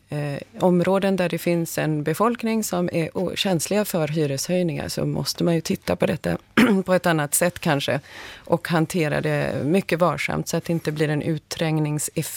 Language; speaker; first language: Swedish; native; Swedish